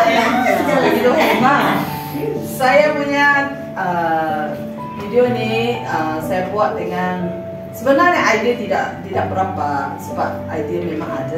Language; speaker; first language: Malay; native; Malay